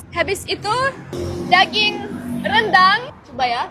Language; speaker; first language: Indonesian; non-native, learner; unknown